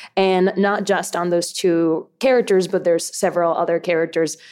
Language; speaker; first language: English; early bilingual, other home language; Spanish